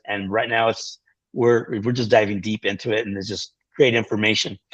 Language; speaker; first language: English; native; English